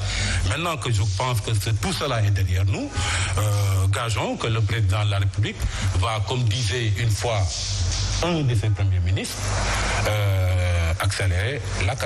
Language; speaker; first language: French; non-native, local second language; Wolof